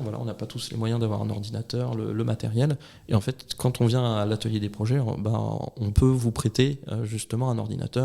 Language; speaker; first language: French; native; French